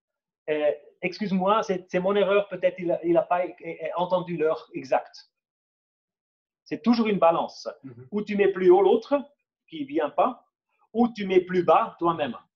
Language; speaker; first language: French; non-native, fluent; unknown